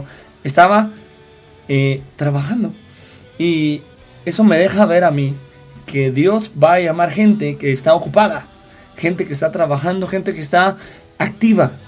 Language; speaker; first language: Spanish; native; Spanish